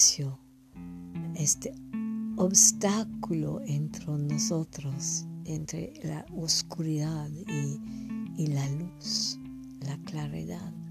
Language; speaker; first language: Spanish; non-native, fluent; English